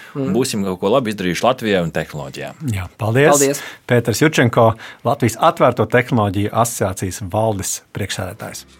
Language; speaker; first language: Latvian; native; Latvian